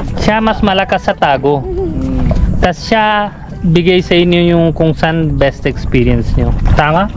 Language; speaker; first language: Filipino; non-native, learner; Hindi